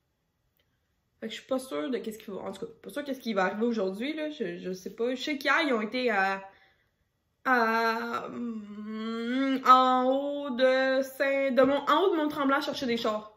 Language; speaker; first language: French; native; French